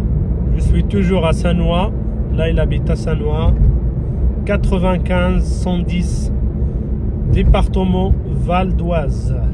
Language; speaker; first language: French; non-native, fluent; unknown